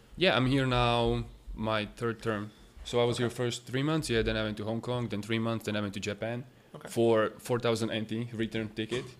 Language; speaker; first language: English; non-native, fluent; Slovak